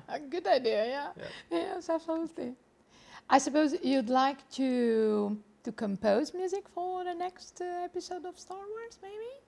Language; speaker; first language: English; non-native, fluent; Romanian